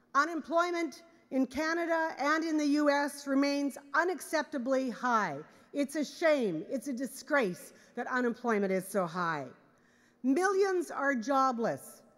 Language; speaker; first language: English; native; English